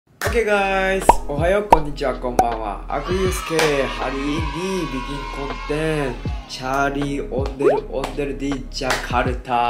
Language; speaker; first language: Indonesian; non-native, learner; Japanese